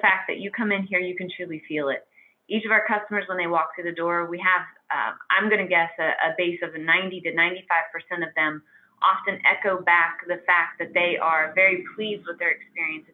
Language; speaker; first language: English; native; English